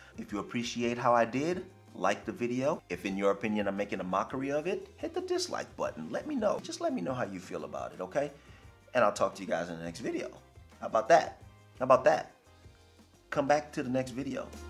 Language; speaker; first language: English; native; English